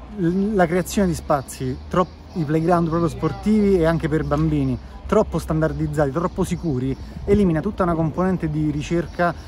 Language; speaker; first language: Italian; native; Italian